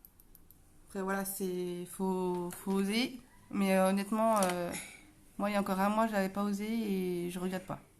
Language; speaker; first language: French; native; French